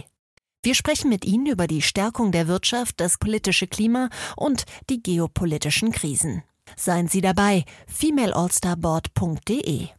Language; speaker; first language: German; native; German